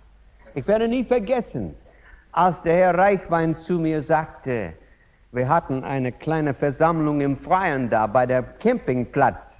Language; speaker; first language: German; non-native, fluent; English